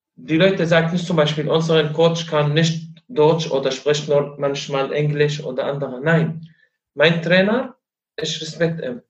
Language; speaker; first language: German; non-native, fluent; Arabic